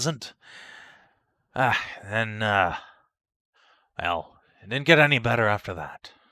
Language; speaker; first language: English; native; English